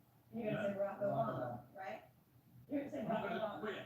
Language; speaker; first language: English; native; English